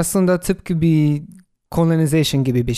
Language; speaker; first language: Turkish; non-native, fluent; English